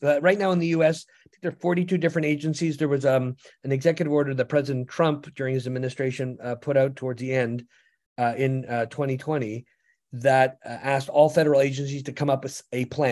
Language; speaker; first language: English; native; English